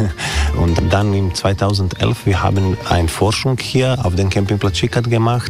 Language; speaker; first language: German; non-native, learner; Croatian